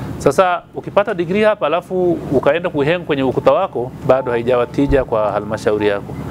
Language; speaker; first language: Swahili; native; Swahili